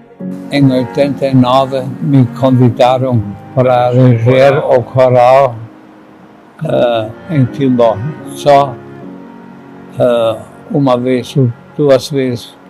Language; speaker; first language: Portuguese; non-native, fluent; German